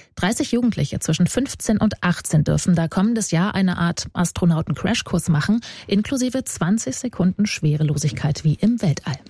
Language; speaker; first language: German; native; German